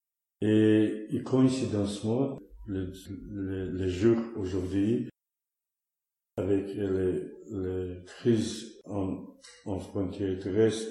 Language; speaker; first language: French; non-native, learner; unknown